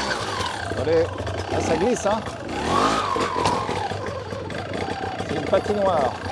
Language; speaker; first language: French; native; French